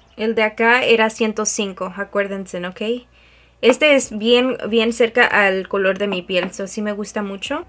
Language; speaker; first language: Spanish; early bilingual, heritage; Spanish